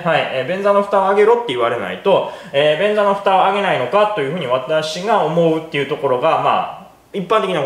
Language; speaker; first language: Japanese; native; Japanese